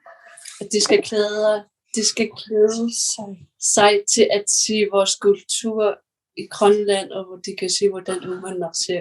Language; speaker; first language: Danish; non-native, local second language; Kalaallisut